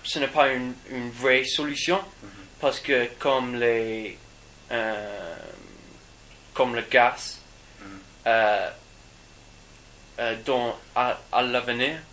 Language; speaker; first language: French; non-native, learner; English